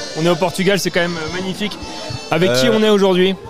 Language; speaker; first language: French; native; French